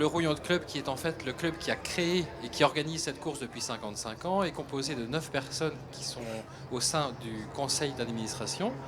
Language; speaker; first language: French; native; French